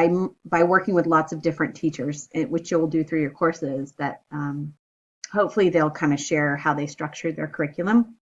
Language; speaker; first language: English; native; English